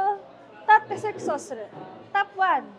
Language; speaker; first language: Japanese; non-native, fluent; Filipino